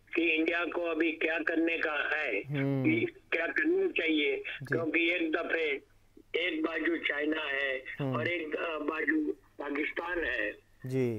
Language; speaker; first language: Hindi; non-native, local second language; Gujarati